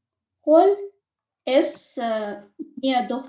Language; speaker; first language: German; non-native, learner; Macedonian